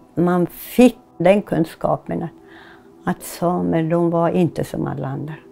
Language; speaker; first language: Swedish; non-native, local second language; Northern Sami